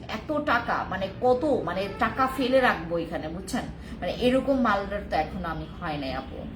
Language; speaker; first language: Bangla; non-native, local second language; Khasi